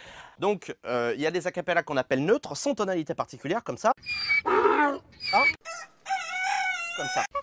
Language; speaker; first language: French; native; French